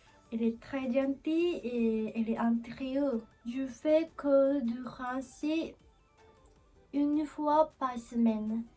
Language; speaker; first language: French; non-native, learner; Japanese